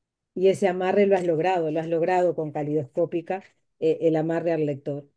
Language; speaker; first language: Spanish; native; Spanish